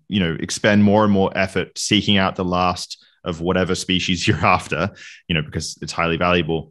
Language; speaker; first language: English; native; English